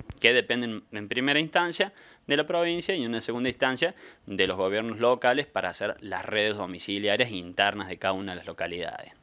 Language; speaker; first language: Spanish; native; Spanish